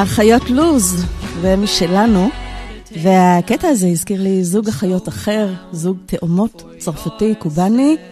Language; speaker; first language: Hebrew; native; Hebrew